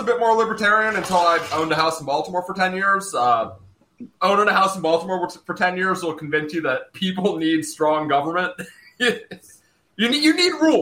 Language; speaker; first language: English; native; English